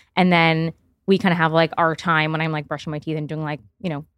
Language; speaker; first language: English; native; English